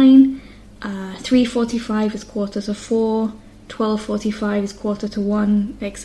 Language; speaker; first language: English; native; English